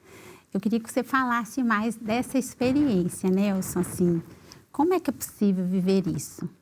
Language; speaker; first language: Portuguese; native; Portuguese